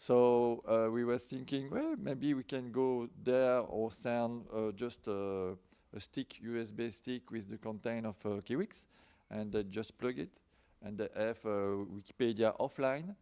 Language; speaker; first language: English; non-native, learner; French